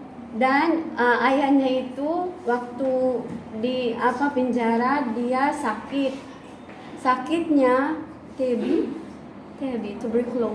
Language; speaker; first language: Indonesian; non-native, learner; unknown